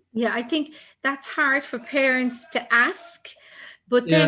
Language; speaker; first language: English; native; English